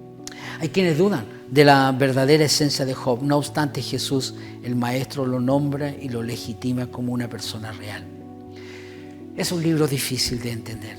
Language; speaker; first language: Spanish; native; Spanish